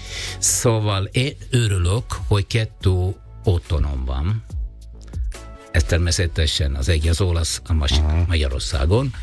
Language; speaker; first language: Hungarian; non-native, fluent; Italian